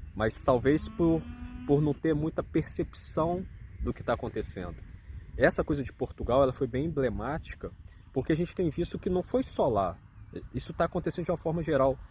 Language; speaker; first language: Portuguese; native; Portuguese